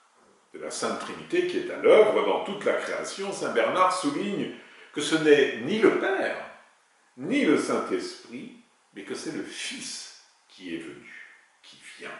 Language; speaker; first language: French; native; French